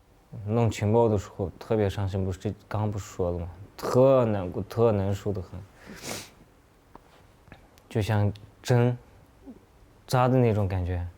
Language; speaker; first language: Chinese; non-native, local second language; Uyghur